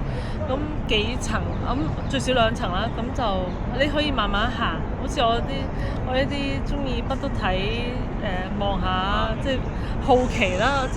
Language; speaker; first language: Cantonese; native; Cantonese